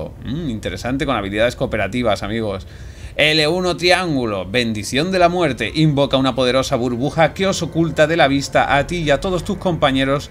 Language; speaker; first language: Spanish; native; Spanish